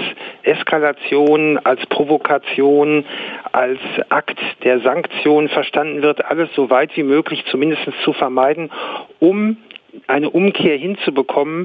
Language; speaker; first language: German; native; German